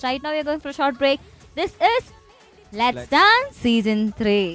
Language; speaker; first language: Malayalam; native; Malayalam